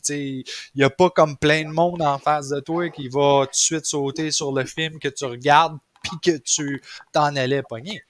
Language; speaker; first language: French; native; French